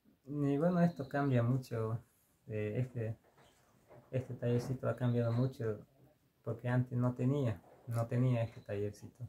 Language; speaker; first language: Spanish; non-native, local second language; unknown